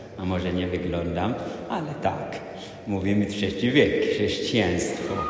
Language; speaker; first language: Polish; non-native, fluent; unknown